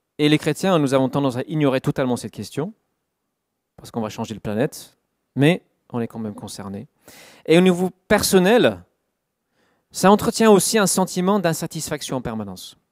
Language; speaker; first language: French; non-native, fluent; English